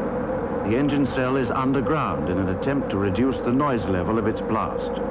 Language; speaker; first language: English; native; English